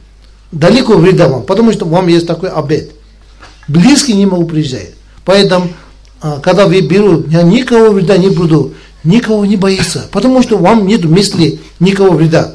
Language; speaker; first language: Russian; non-native, learner; Tibetan